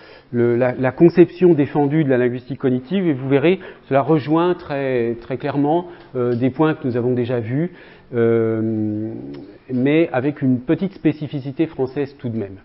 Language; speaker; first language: French; native; French